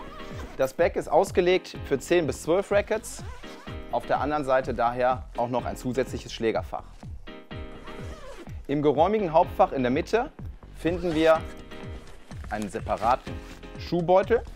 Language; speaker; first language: German; native; German